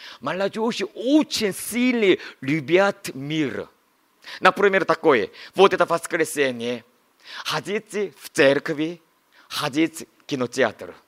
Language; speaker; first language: Russian; non-native, learner; Korean